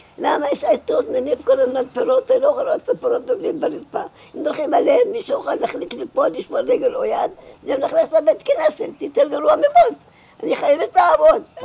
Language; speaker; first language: Hebrew; non-native, local second language; Arabic